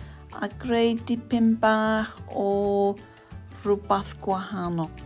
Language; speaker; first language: Welsh; non-native, local second language; English